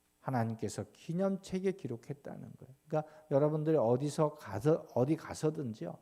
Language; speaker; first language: Korean; native; Korean